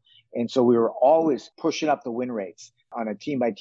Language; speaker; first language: English; native; English